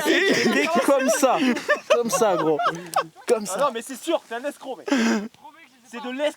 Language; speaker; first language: French; native; French